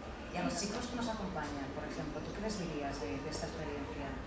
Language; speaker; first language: Spanish; native; Spanish